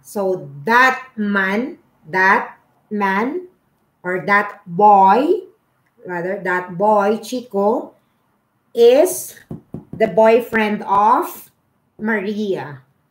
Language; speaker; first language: English; non-native, local second language; Filipino